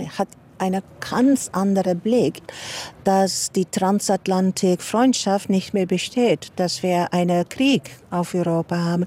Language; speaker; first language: German; non-native, fluent; Dutch